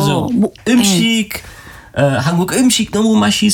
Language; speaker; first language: Korean; non-native, learner; German